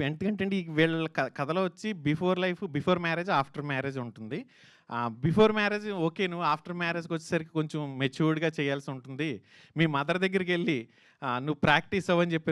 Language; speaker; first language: Telugu; native; Telugu